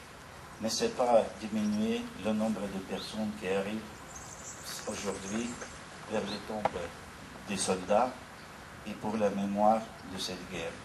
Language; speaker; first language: French; non-native, learner; Russian